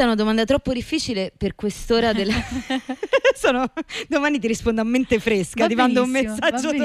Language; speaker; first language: Italian; native; Italian